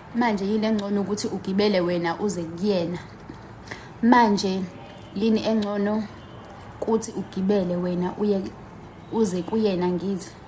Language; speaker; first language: Zulu; native; Zulu